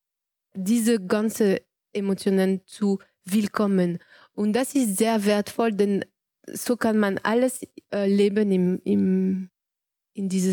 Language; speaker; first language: German; non-native, fluent; French